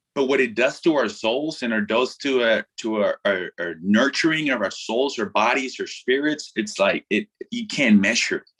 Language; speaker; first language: English; non-native, fluent; Spanish